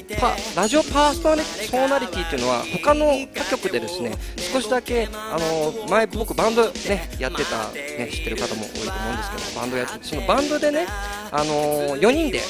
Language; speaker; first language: Japanese; native; Japanese